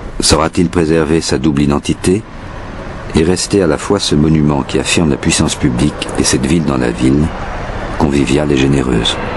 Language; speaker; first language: French; native; French